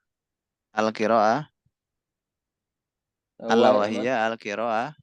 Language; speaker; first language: Arabic; non-native, fluent; Indonesian